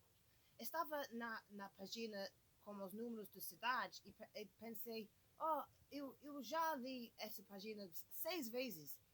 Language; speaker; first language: Portuguese; non-native, learner; English